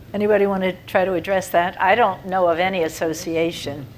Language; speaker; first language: English; native; English